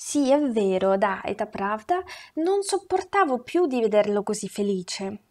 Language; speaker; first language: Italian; non-native, fluent; Russian